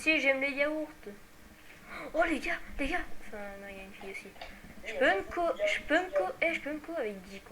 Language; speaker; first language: French; native; French